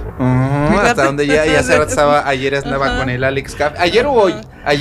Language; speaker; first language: Spanish; native; Spanish